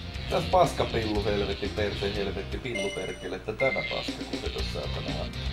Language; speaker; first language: Finnish; native; Finnish